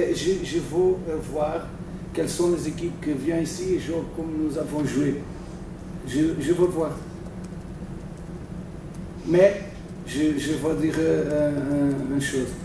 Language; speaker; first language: French; non-native, learner; Portuguese